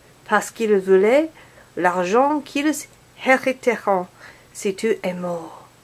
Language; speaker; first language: French; non-native, learner; English